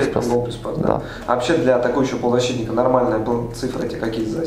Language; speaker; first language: Russian; native; Russian